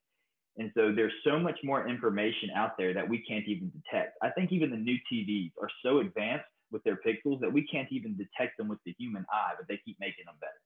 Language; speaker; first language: English; native; English